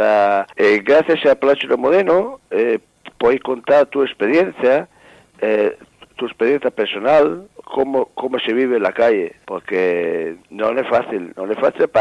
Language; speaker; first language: Spanish; non-native, learner; Italian